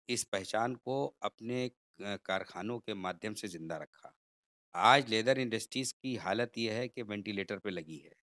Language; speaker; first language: Hindi; native; Hindi